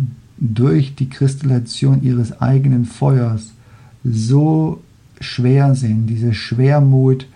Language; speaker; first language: German; non-native, fluent; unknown